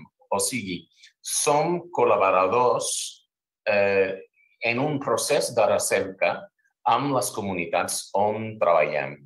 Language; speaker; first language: Catalan; non-native, fluent; English